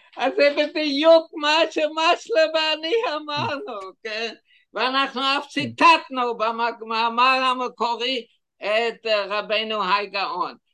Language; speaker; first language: Hebrew; non-native, fluent; English